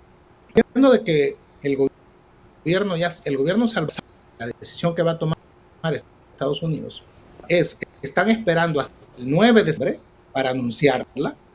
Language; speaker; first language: Spanish; native; Spanish